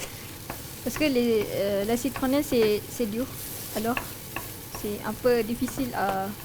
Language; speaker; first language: French; non-native, learner; Malay